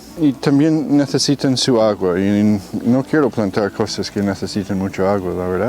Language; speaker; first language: Spanish; non-native, fluent; English